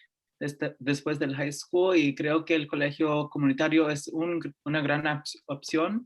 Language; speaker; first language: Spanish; early bilingual, heritage; Spanish